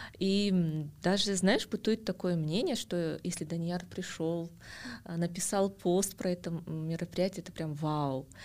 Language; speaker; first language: Russian; non-native, local second language; Kazakh